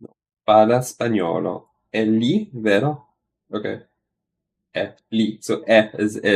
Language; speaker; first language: Italian; non-native, learner; English